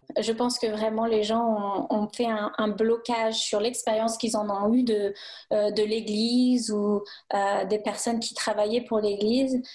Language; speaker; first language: French; native; French